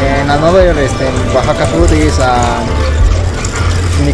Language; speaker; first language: English; non-native, learner; Spanish